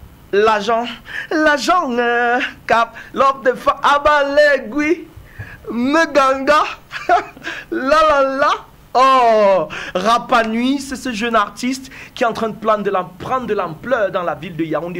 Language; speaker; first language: French; non-native, local second language; English